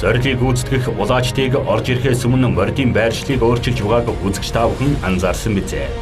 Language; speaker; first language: Mongolian; native; Mongolian